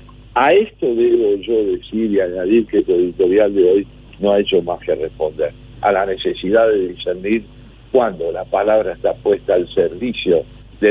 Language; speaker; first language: Spanish; native; Spanish